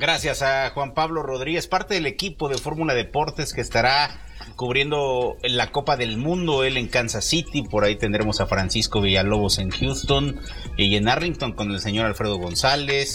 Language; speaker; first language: Spanish; native; Spanish